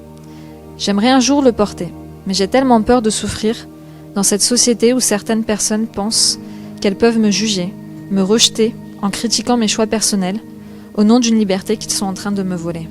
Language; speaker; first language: French; native; French